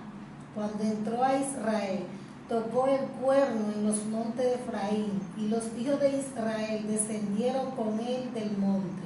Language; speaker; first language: Spanish; native; Spanish